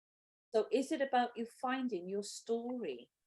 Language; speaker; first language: English; native; English